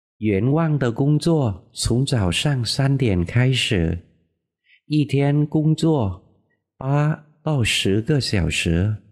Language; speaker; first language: Chinese; non-native, fluent; Vietnamese